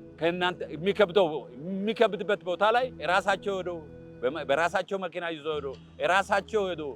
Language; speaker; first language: Amharic; non-native, local second language; Wolaytta